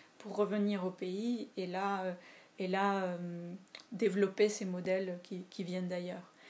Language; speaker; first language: French; non-native, fluent; Spanish